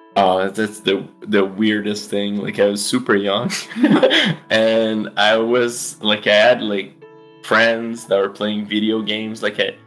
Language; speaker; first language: English; native; English